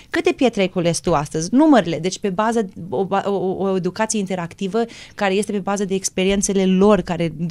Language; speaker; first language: Romanian; early bilingual, heritage; Romanian